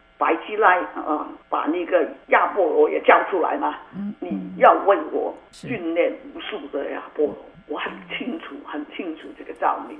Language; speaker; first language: Chinese; non-native, local second language; Cantonese